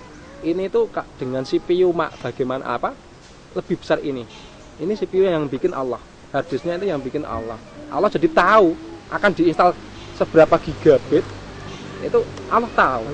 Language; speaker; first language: Indonesian; non-native, local second language; Javanese